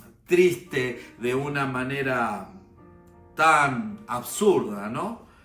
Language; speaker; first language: Spanish; native; Spanish